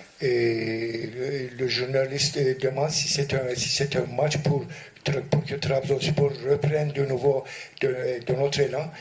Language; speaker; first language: French; non-native, fluent; Turkish